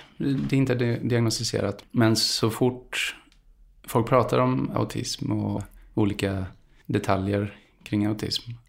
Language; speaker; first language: Swedish; early bilingual, other home language; Spanish